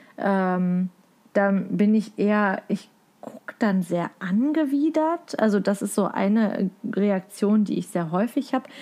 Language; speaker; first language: German; native; German